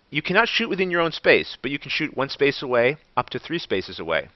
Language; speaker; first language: English; native; English